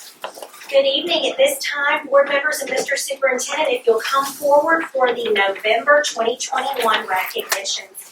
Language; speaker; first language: English; native; English